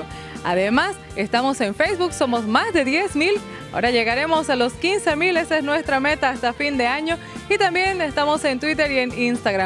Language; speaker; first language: Spanish; native; Spanish